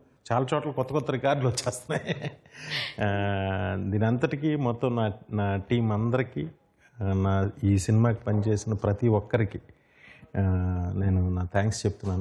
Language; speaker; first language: Telugu; native; Telugu